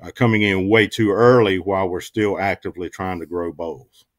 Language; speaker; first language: English; native; English